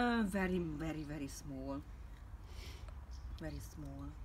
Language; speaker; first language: English; non-native, fluent; Hungarian